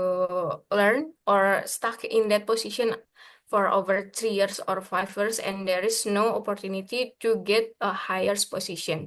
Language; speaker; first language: English; non-native, learner; Indonesian